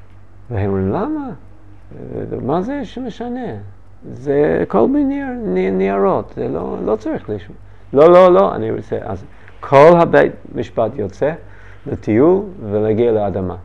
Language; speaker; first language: Hebrew; non-native, learner; English